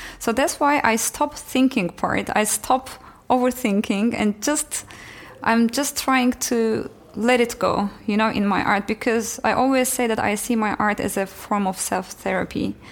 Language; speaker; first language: English; non-native, fluent; Turkish